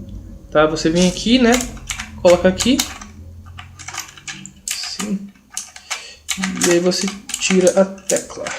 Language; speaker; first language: Portuguese; native; Portuguese